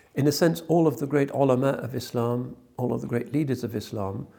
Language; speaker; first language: English; native; English